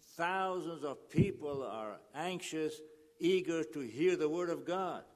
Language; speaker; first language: English; early bilingual, other home language; Ukrainian